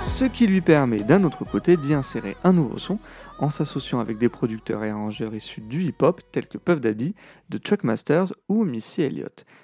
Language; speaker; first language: French; native; French